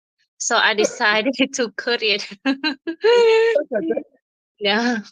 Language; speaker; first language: English; non-native, learner; Vietnamese